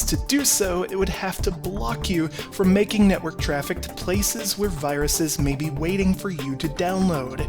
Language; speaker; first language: English; native; English